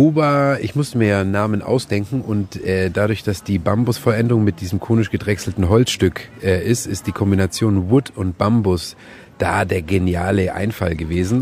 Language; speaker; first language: German; native; German